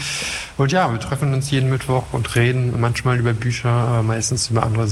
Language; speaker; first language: German; non-native, fluent; French